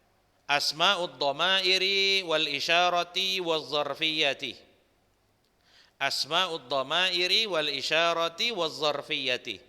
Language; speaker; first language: Arabic; non-native, fluent; Indonesian